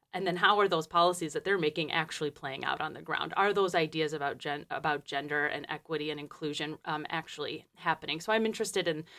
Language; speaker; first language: English; native; English